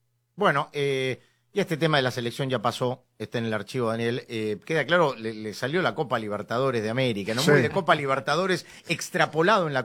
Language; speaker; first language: Spanish; native; Spanish